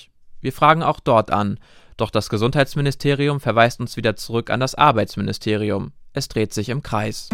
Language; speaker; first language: German; native; German